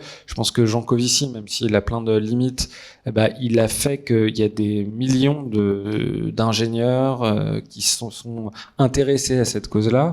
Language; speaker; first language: French; native; French